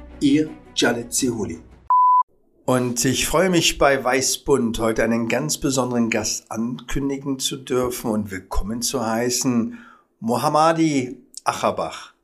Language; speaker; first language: German; early bilingual, other home language; Arabic